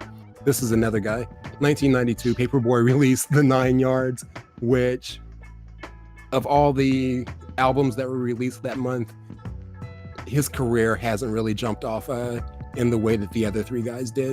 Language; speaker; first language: English; native; English